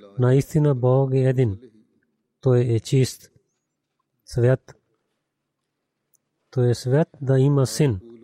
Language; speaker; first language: Bulgarian; non-native, learner; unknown